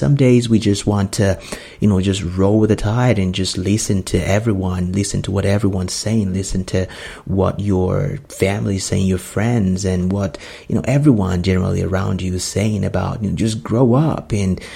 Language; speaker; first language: English; non-native, local second language; Yoruba